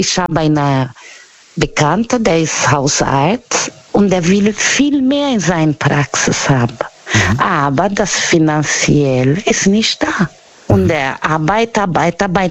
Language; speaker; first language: German; non-native, learner; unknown